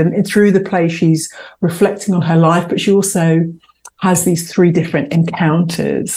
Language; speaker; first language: English; native; English